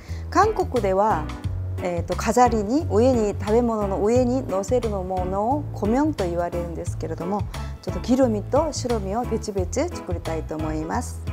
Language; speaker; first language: Japanese; non-native, fluent; Korean